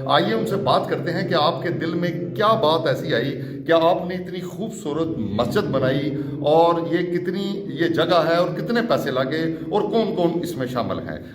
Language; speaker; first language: Urdu; non-native, local second language; Punjabi